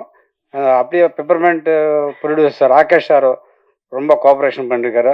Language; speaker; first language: Tamil; non-native, learner; Telugu